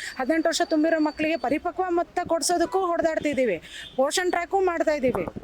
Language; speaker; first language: Kannada; native; Kannada